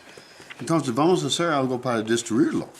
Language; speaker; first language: Spanish; non-native, learner; English